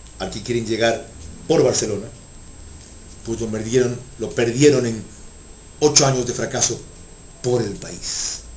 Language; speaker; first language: Spanish; native; Spanish